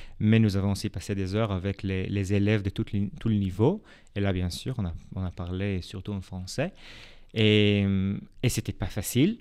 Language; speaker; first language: French; non-native, fluent; Hebrew